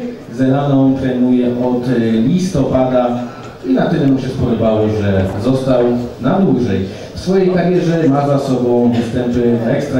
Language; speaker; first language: Polish; native; Polish